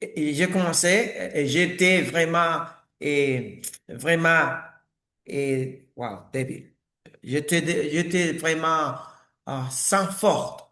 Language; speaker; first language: French; non-native, learner; Spanish